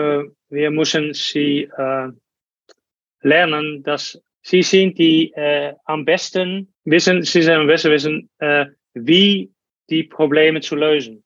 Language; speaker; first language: German; non-native, learner; Dutch